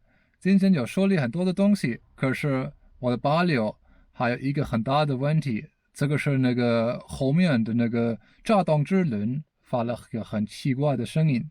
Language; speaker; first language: Chinese; non-native, learner; German